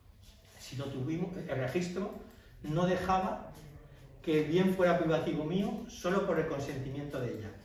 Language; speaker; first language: Spanish; native; Spanish